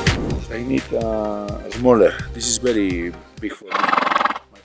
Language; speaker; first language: English; non-native, learner; Spanish